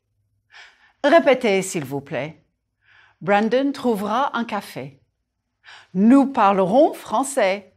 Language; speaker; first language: French; native; French